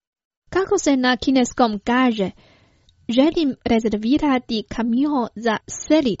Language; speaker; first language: Croatian; non-native, fluent; Chinese